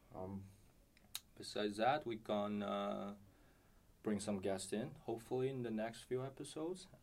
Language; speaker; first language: English; non-native, fluent; Chinese